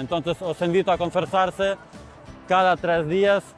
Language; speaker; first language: Spanish; non-native, fluent; Ukrainian